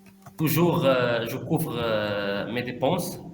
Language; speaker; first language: French; non-native, learner; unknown